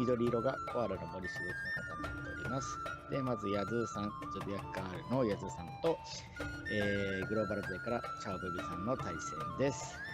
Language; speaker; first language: Japanese; native; Japanese